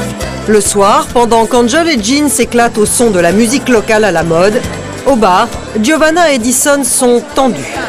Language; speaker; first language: French; native; French